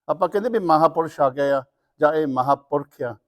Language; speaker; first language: Punjabi; early bilingual, other home language; English